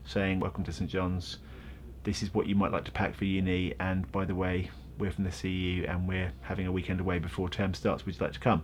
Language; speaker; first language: English; native; English